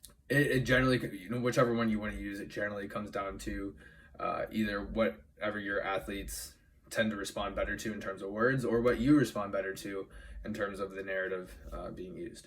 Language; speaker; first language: English; native; English